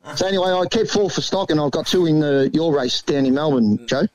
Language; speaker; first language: English; native; English